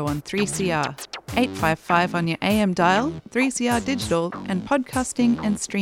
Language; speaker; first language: English; native; English